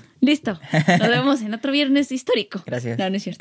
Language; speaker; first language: Spanish; native; Spanish